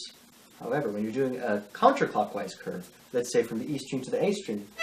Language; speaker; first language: English; native; English